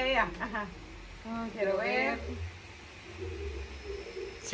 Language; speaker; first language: Spanish; native; Spanish